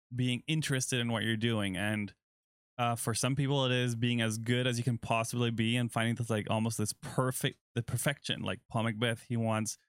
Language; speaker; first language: English; non-native, fluent; German